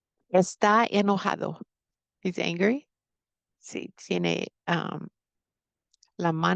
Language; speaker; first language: Spanish; non-native, fluent; English